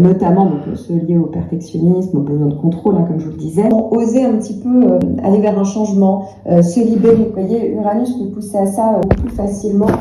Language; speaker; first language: French; native; French